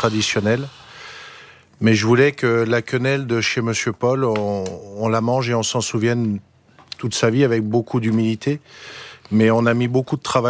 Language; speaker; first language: French; native; French